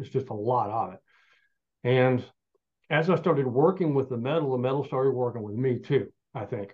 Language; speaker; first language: English; native; English